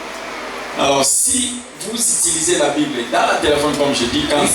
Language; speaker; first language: French; non-native, local second language; Lingala